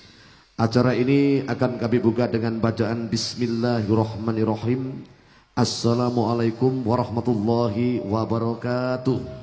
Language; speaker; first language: Indonesian; non-native, local second language; Javanese